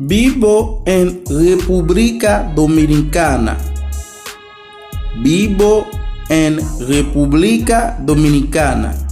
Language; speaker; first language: Spanish; non-native, fluent; Haitian Creole